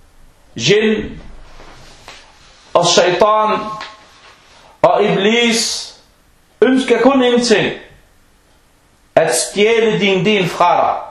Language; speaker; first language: Danish; early bilingual, other home language; Arabic